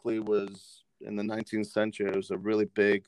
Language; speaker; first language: English; native; English